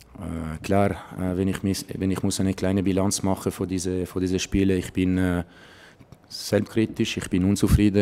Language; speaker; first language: German; non-native, local second language; Italian